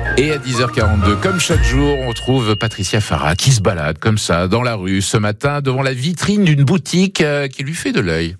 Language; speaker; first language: French; native; French